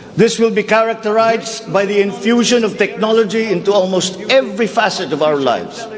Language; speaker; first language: English; non-native, local second language; Filipino